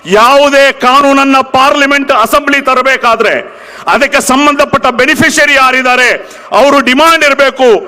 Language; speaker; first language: Kannada; non-native, local second language; Urdu